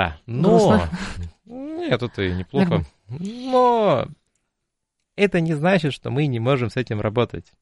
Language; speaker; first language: Russian; native; Russian